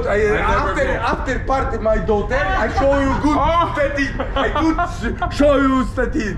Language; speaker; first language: English; non-native, learner; Polish